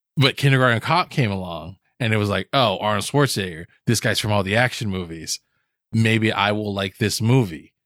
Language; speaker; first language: English; native; English